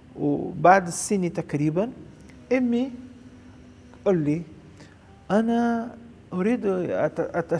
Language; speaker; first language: Arabic; non-native, learner; Portuguese